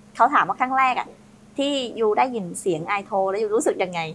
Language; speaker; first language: Thai; non-native, fluent; Vietnamese